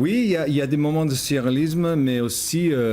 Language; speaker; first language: French; non-native, fluent; English